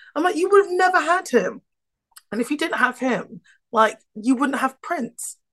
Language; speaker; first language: English; native; English